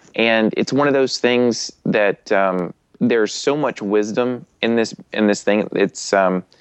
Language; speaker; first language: English; native; English